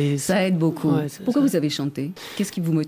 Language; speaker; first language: French; native; French